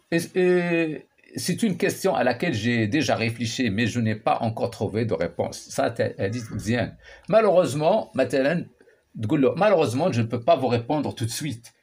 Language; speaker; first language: French; non-native, local second language; Arabic